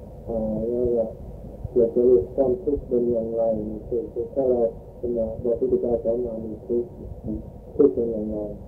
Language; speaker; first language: Thai; non-native, learner; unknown